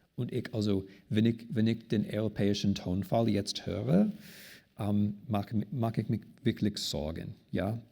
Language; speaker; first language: German; non-native, fluent; English